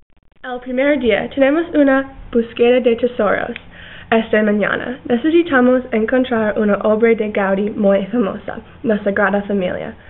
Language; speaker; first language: Spanish; non-native, learner; English